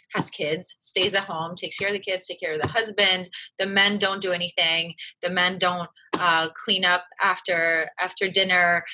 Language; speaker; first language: English; early bilingual, other home language; French